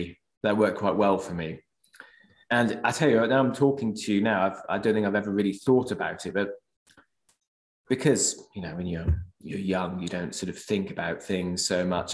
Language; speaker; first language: English; native; English